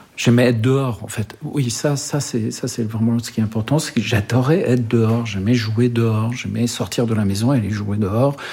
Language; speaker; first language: French; early bilingual, other home language; Arabic